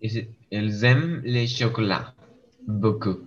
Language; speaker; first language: French; non-native, learner; English